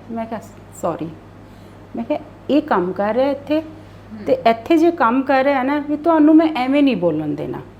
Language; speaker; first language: Punjabi; non-native, local second language; Hindi